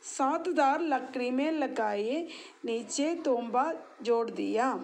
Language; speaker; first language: Hindi; non-native, local second language; Malayalam